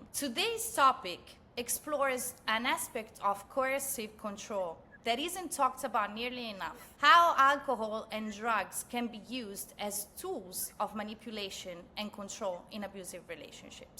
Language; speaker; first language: English; non-native, fluent; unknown